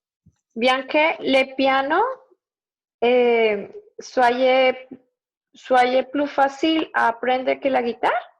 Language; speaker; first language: French; non-native, learner; Spanish